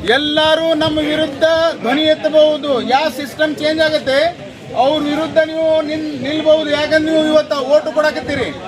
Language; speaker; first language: Kannada; non-native, local second language; Urdu